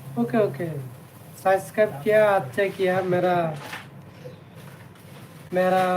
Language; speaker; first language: Hindi; non-native, learner; Bangla